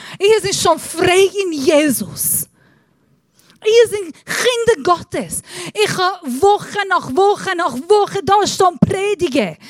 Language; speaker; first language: German; non-native, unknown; Persian